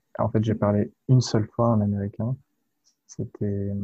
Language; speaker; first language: French; native; French